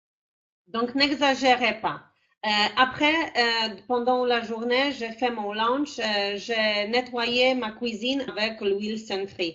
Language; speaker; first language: French; non-native, fluent; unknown